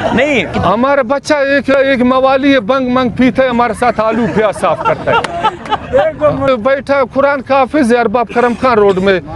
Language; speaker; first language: Urdu; non-native, local second language; Pashto